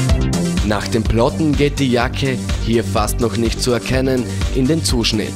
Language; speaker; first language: German; native; German